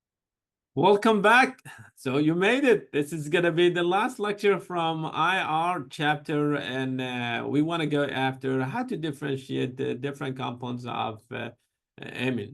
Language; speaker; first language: English; non-native, fluent; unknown